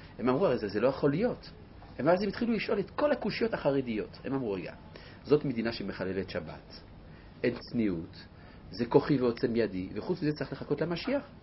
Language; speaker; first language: Hebrew; non-native, fluent; French